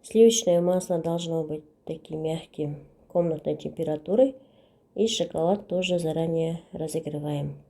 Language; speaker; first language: Russian; non-native, local second language; Kazakh